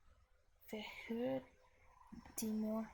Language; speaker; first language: Danish; non-native, learner; English